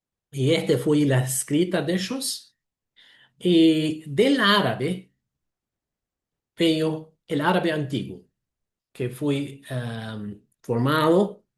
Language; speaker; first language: Spanish; non-native, fluent; Arabic